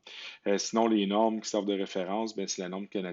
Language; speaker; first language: French; native; French